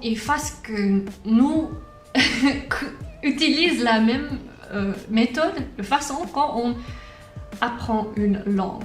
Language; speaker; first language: French; non-native, learner; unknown